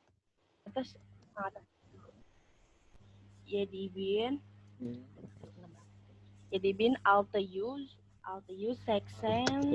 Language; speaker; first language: Turkish; non-native, learner; Indonesian